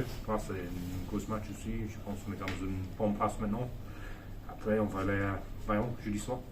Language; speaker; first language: French; non-native, learner; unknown